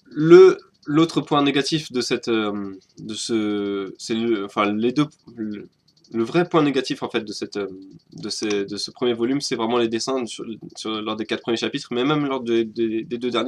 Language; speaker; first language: French; native; French